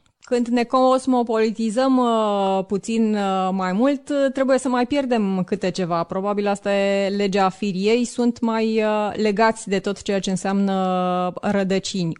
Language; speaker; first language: Romanian; native; Romanian